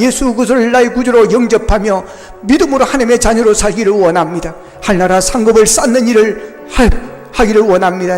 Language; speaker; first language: Korean; native; Korean